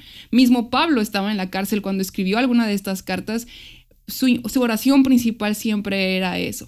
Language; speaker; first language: Spanish; native; Spanish